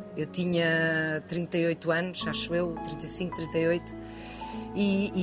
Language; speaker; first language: Portuguese; early bilingual, other home language; Spanish